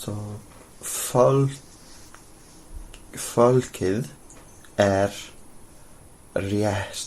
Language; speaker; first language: Icelandic; non-native, learner; English